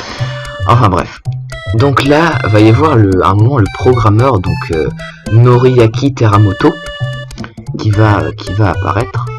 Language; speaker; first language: French; native; French